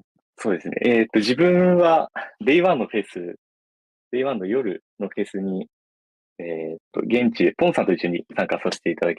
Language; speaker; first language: Japanese; native; Japanese